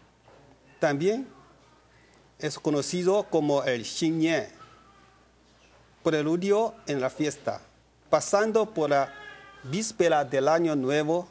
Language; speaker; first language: Spanish; non-native, learner; Chinese